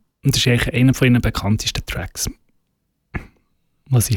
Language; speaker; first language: German; native; German